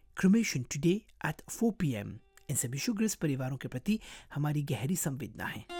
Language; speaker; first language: Hindi; non-native, local second language; Morisyen